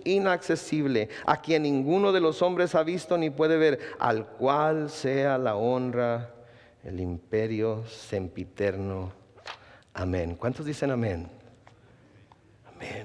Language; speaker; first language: Spanish; native; Spanish